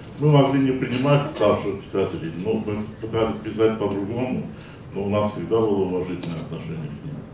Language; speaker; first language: Russian; non-native, local second language; Azerbaijani